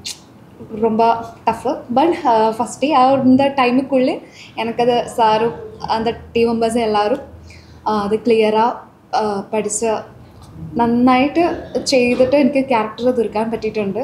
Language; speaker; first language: Tamil; non-native, learner; Malayalam